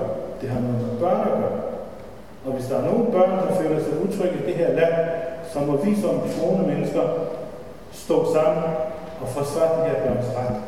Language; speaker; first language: Danish; non-native, fluent; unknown